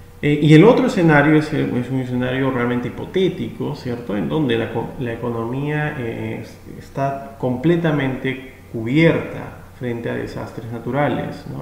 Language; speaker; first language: Spanish; native; Spanish